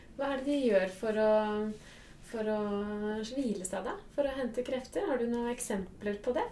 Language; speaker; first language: Norwegian; native; Norwegian